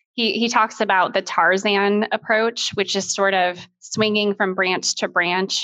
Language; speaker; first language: English; native; English